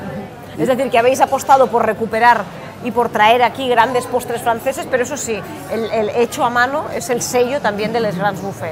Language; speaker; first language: Spanish; native; Spanish